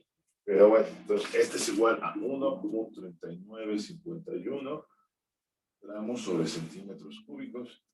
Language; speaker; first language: Spanish; native; Spanish